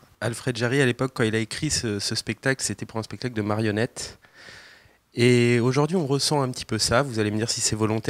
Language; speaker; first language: French; native; French